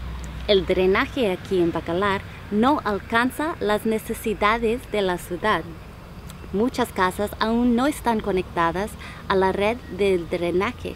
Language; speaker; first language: Spanish; non-native, learner; English